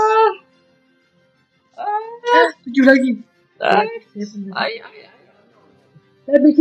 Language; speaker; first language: English; non-native, learner; Indonesian